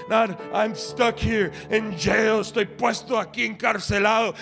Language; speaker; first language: Spanish; non-native, fluent; English